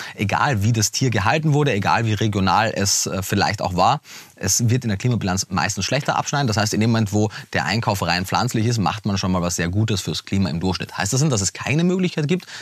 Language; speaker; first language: German; native; German